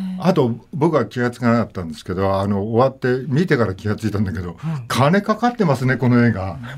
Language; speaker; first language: Japanese; native; Japanese